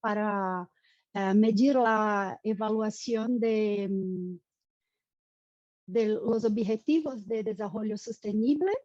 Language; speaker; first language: Spanish; non-native, fluent; Portuguese